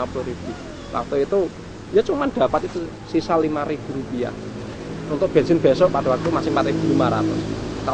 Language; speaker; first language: Indonesian; non-native, local second language; Javanese